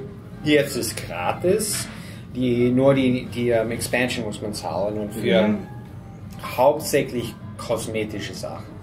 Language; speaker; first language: German; non-native, fluent; English